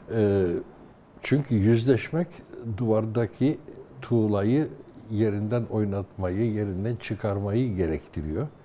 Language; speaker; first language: Turkish; native; Turkish